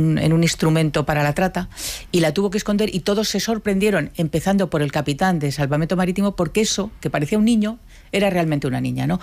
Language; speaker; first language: Spanish; native; Spanish